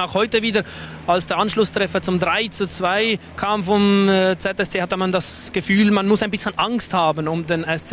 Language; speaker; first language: German; native; German